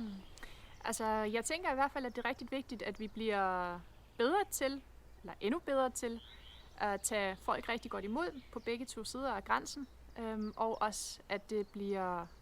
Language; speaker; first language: Danish; non-native, fluent; German